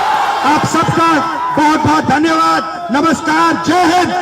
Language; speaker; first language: Hindi; native; Hindi